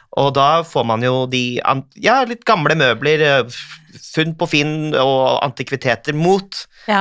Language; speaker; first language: Norwegian; native; Norwegian